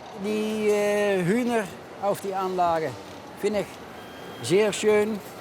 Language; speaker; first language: German; non-native, learner; Dutch